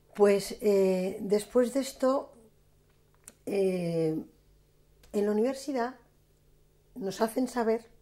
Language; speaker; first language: Spanish; native; Spanish